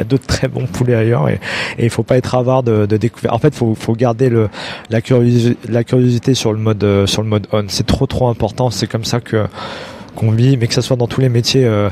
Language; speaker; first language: French; native; French